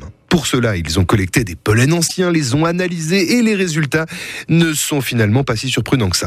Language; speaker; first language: French; native; French